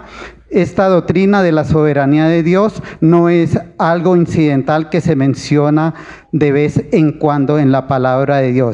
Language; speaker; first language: Spanish; native; Spanish